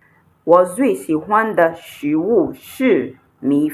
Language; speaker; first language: Chinese; non-native, fluent; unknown